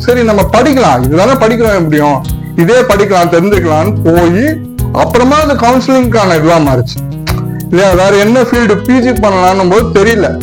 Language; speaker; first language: Tamil; native; Tamil